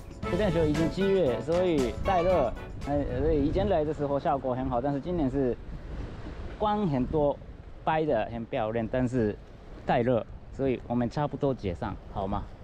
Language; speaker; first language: Chinese; non-native, learner; Japanese